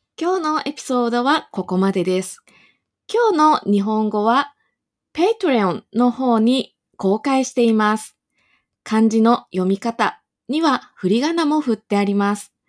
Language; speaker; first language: Japanese; native; Japanese